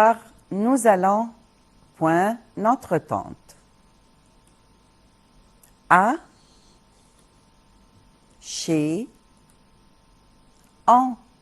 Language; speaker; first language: French; non-native, fluent; Arabic